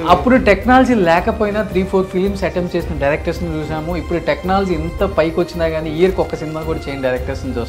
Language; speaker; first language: Telugu; native; Telugu